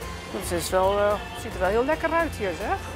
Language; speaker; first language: Dutch; native; Dutch